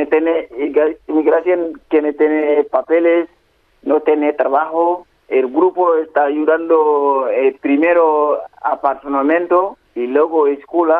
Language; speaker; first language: Spanish; non-native, learner; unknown